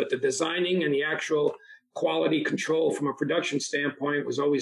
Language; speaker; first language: English; early bilingual, other home language; Italian